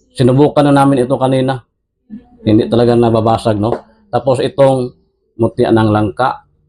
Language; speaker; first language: Filipino; non-native, local second language; Cebuano